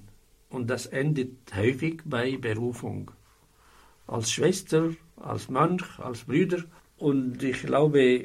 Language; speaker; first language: German; non-native, fluent; Arabic